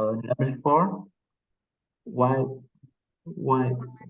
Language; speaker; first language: English; non-native, learner; Vietnamese